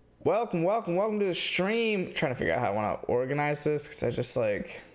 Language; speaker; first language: English; native; English